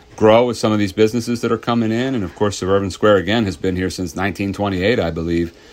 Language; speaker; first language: English; native; English